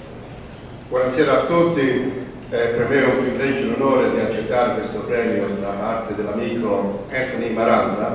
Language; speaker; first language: Italian; native; Italian